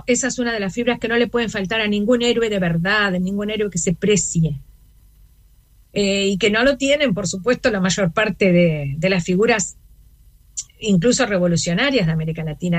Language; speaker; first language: Spanish; native; Spanish